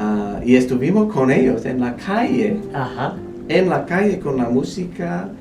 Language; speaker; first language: Spanish; non-native, fluent; English